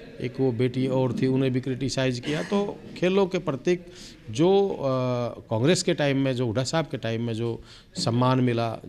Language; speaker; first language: Hindi; native; Hindi